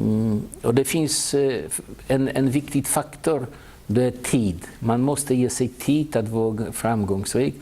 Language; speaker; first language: Swedish; non-native, fluent; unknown